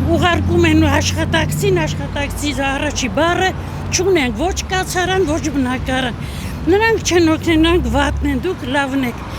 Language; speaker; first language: Armenian; native; Armenian